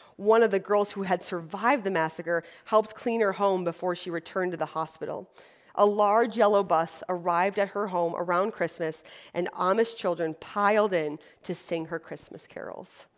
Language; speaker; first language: English; native; English